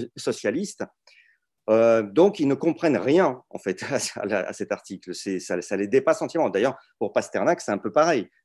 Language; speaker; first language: French; early bilingual, other home language; Russian